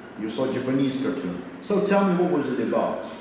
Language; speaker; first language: English; non-native, fluent; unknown